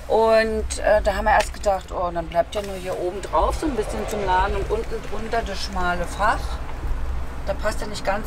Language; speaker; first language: German; native; German